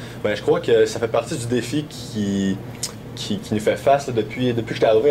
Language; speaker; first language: French; native; French